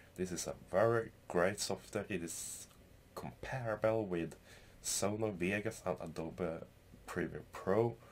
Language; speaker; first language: English; non-native, fluent; Swedish